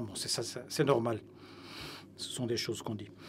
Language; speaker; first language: French; non-native, fluent; Spanish